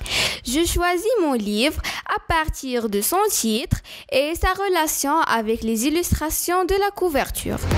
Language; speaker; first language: French; non-native, learner; Arabic